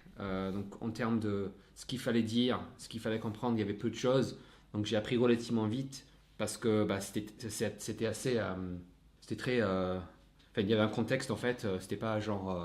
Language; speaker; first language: French; non-native, fluent; English